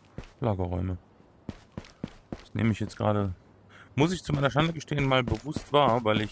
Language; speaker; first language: German; native; German